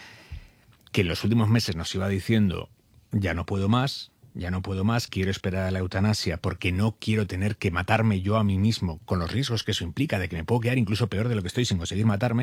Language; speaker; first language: Spanish; native; Spanish